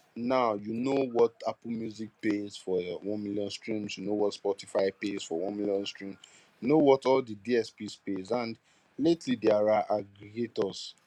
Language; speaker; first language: English; non-native, local second language; Yoruba